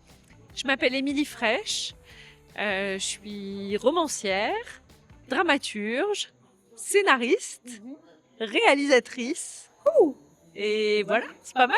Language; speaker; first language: French; native; French